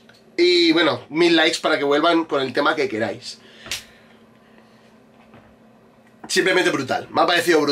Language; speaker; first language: Spanish; native; Spanish